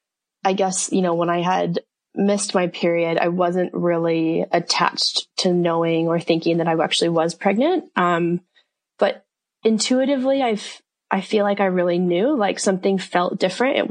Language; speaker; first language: English; native; English